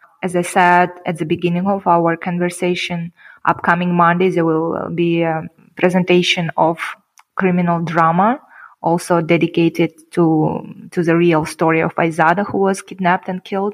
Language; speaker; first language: English; non-native, fluent; Kyrgyz